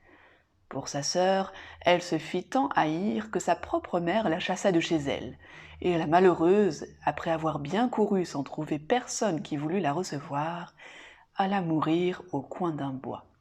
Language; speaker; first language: French; native; French